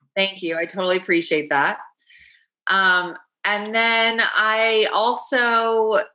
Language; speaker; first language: English; native; English